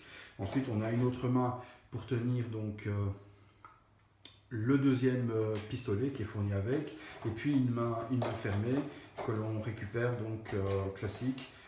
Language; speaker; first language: French; native; French